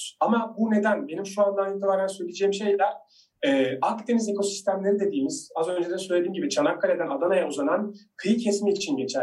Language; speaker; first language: Turkish; native; Turkish